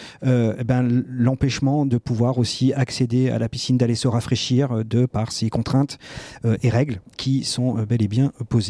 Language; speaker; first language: French; native; French